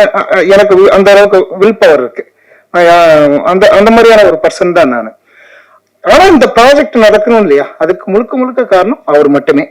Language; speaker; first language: Tamil; native; Tamil